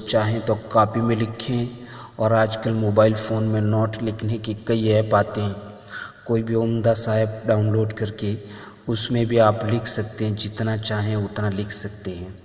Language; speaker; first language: Urdu; native; Urdu